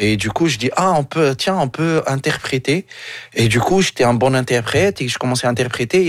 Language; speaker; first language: French; non-native, local second language; Arabic